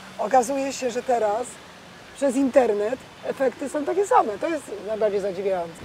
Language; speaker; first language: Polish; native; Polish